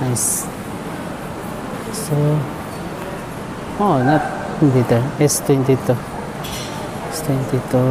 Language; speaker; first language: English; non-native, learner; Filipino